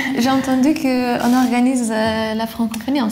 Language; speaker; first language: French; non-native, fluent; Lithuanian